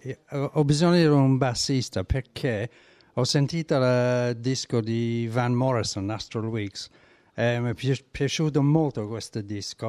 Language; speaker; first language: Italian; non-native, learner; English